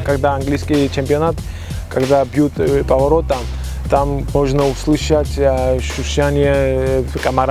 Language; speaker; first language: Russian; non-native, fluent; Georgian